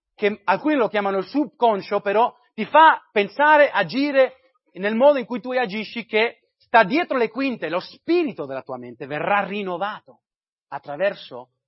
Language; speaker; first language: Italian; non-native, fluent; English